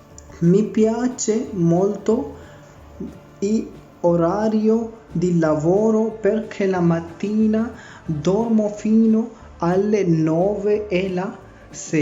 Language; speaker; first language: Italian; non-native, fluent; Urdu